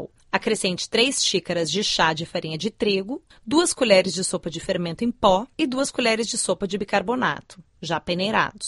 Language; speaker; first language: Portuguese; native; Portuguese